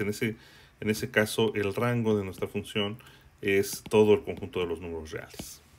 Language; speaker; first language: Spanish; native; Spanish